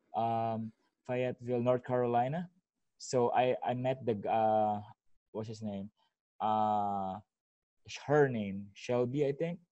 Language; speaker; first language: English; non-native, local second language; Filipino